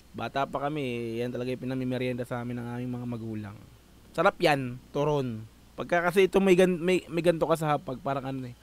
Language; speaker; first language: Filipino; native; Filipino